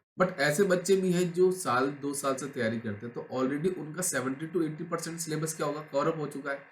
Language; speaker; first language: Hindi; native; Hindi